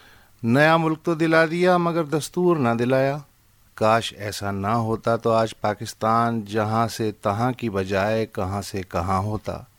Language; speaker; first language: Urdu; native; Urdu